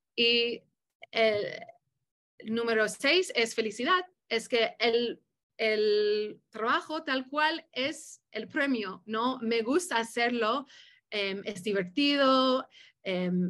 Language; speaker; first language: Spanish; early bilingual, heritage; Spanish